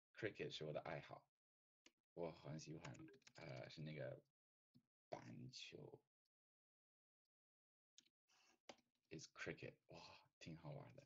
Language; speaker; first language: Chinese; non-native, fluent; English